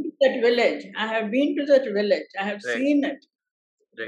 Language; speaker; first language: English; non-native, local second language; Tamil